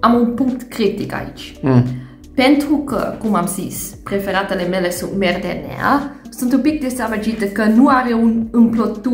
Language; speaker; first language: Romanian; non-native, learner; Dutch